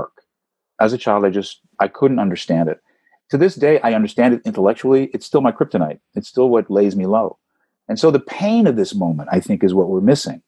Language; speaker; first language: English; native; English